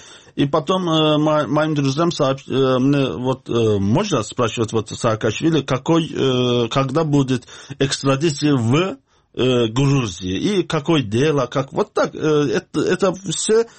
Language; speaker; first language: Russian; non-native, learner; Azerbaijani